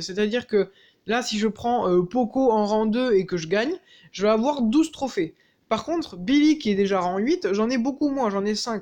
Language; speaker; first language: French; native; French